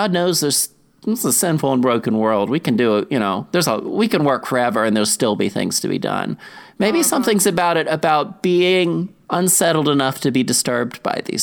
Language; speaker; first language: English; native; English